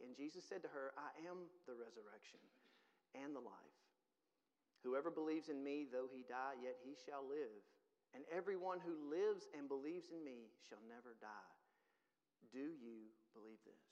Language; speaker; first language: English; native; English